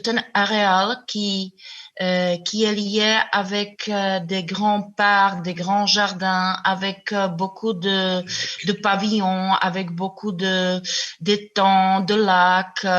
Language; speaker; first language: French; non-native, fluent; Czech